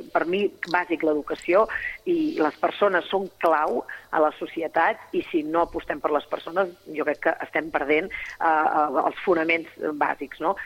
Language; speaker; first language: Catalan; native; Catalan